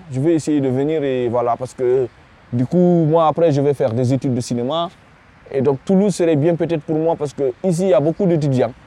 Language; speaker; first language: French; non-native, local second language; Fula